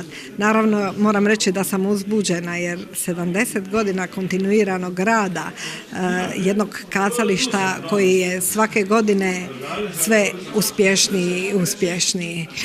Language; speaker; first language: Croatian; native; Croatian